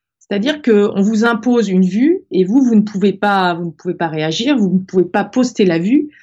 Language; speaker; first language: French; native; French